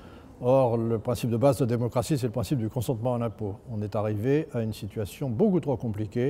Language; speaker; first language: French; native; French